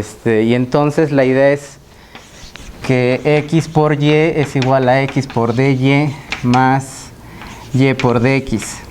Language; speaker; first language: Spanish; native; Spanish